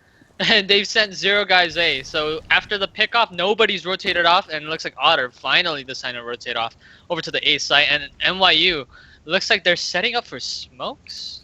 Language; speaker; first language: English; native; English